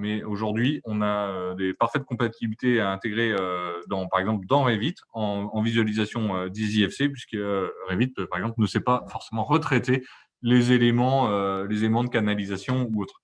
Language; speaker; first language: French; native; French